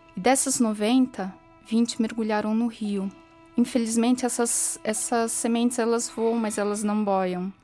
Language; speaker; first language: Portuguese; native; Portuguese